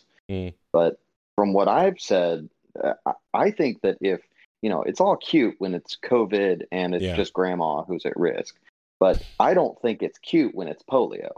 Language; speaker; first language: English; native; English